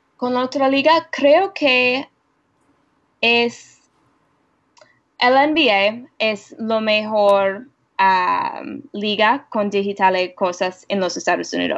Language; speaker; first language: Spanish; non-native, learner; English